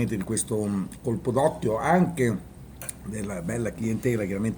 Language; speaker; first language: Italian; native; Italian